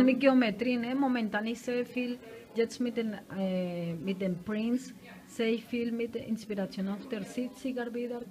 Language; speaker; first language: German; non-native, learner; Spanish